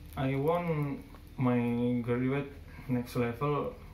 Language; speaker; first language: English; non-native, learner; Indonesian